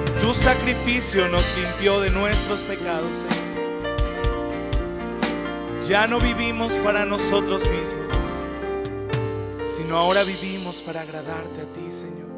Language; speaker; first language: Spanish; native; Spanish